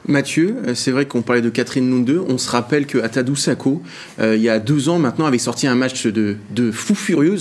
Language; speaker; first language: French; native; French